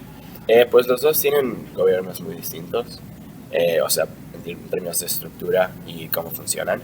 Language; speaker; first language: Spanish; early bilingual, heritage; Spanish